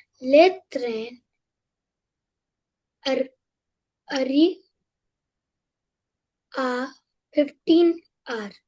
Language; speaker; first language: French; non-native, learner; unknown